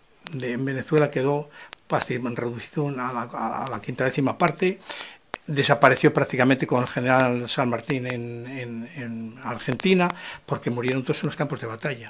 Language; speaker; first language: Spanish; native; Spanish